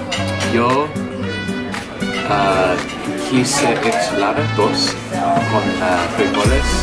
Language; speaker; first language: Spanish; non-native, learner; English